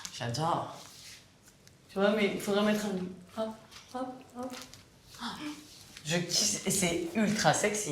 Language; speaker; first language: French; native; French